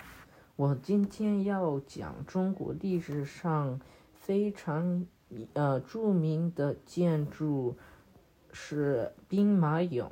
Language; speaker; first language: Chinese; early bilingual, heritage; Chinese